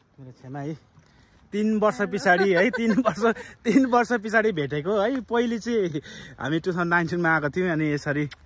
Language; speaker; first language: Nepali; native; Nepali